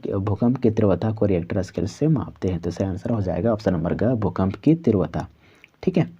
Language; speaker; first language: Hindi; non-native, local second language; Santali